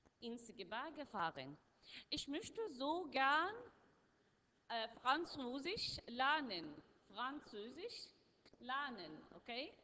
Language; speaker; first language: German; non-native, learner; Arabic